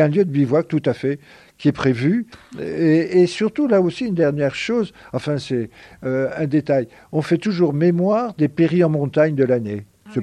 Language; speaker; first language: French; native; French